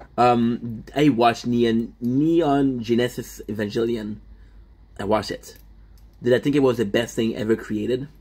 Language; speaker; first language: English; non-native, fluent; French